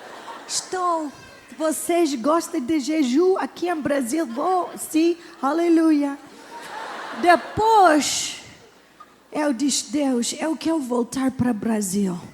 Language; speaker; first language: Portuguese; non-native, learner; English